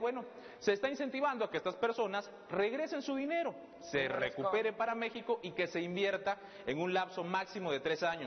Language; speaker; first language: Spanish; native; Spanish